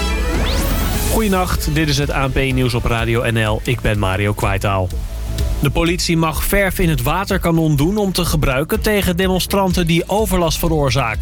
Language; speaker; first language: Dutch; native; Dutch